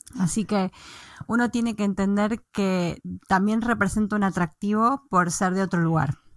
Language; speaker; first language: Spanish; native; Spanish